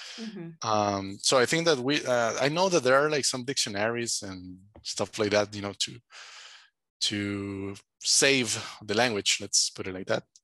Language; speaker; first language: English; non-native, fluent; Spanish